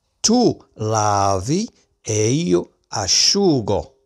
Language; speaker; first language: Italian; non-native, learner; Arabic